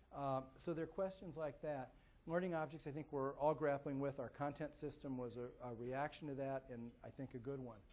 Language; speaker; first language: English; native; English